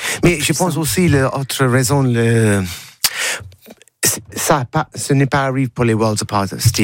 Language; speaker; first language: French; non-native, learner; English